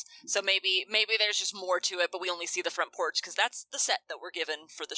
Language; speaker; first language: English; native; English